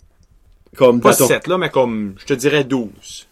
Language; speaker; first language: French; native; French